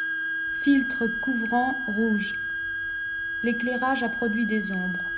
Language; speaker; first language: French; native; French